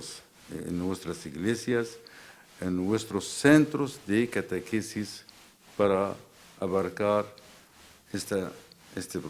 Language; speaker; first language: Spanish; non-native, fluent; Arabic